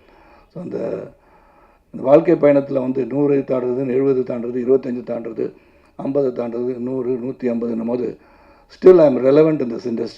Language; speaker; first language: Tamil; native; Tamil